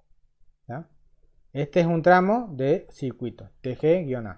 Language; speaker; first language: Spanish; native; Spanish